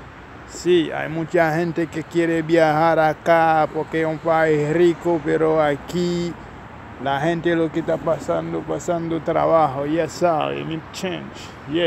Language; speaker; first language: Spanish; non-native, learner; Haitian Creole